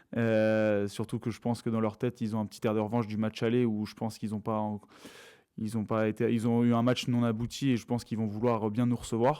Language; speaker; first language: French; native; French